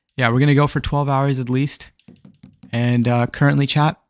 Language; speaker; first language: English; native; English